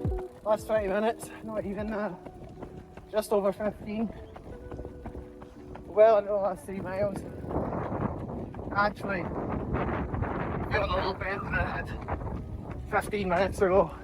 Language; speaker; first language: English; native; English